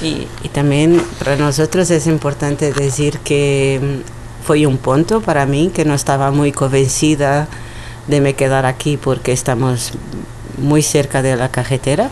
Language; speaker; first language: Spanish; non-native, learner; Portuguese